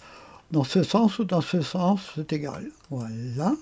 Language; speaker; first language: French; native; French